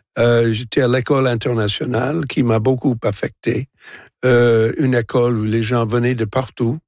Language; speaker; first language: French; non-native, local second language; English